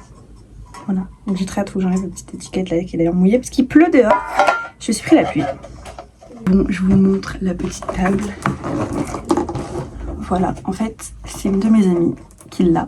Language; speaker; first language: French; native; French